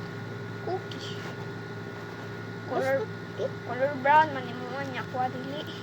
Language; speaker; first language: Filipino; non-native, local second language; Cebuano